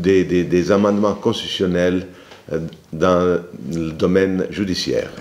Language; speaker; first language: French; non-native, fluent; Italian